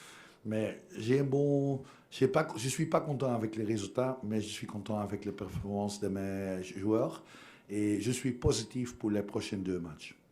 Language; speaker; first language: French; non-native, learner; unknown